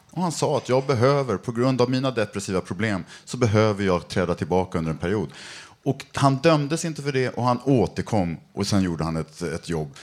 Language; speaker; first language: Swedish; native; Swedish